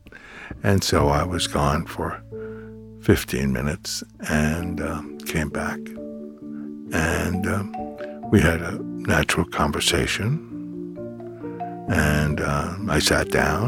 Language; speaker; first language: English; native; English